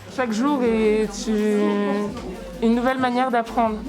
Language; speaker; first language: French; native; French